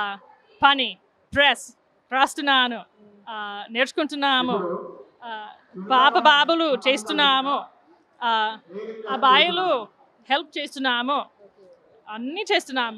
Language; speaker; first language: Telugu; non-native, learner; English